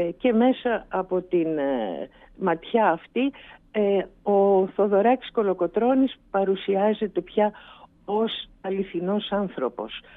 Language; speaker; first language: Greek; native; Greek